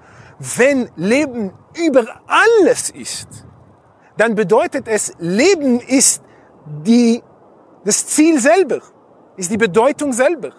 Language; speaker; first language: German; non-native, fluent; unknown